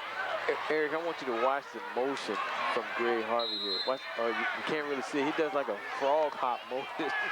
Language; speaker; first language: English; native; English